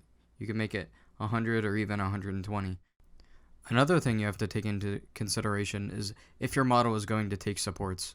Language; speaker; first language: English; native; English